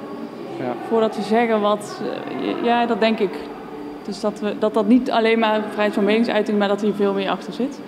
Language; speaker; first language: Dutch; native; Dutch